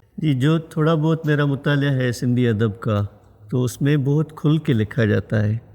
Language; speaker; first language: Urdu; non-native, local second language; Sindhi